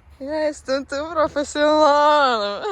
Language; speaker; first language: Polish; non-native, learner; Ukrainian